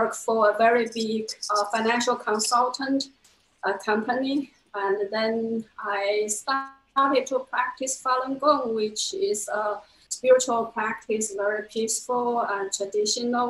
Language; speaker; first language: English; non-native, fluent; Chinese